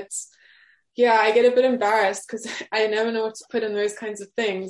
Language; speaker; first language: English; native; English